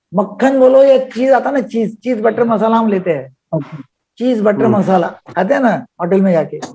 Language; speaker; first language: Hindi; non-native, local second language; Marathi